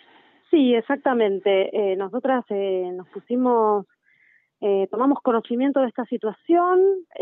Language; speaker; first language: Spanish; native; Spanish